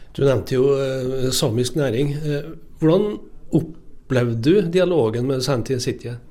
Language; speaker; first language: Norwegian; native; Norwegian